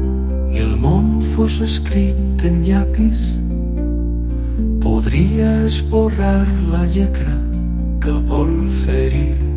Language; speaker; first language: Spanish; native; Spanish